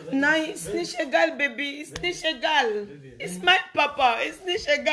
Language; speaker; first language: German; non-native, learner; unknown